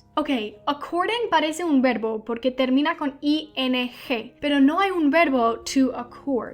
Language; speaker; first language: Spanish; non-native, fluent; English